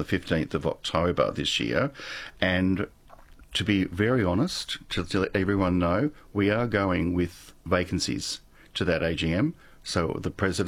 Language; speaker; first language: English; native; English